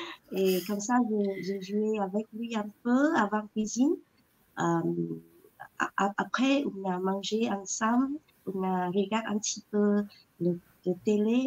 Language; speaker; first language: French; non-native, learner; Vietnamese